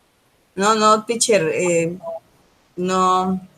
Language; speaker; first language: English; non-native, learner; Spanish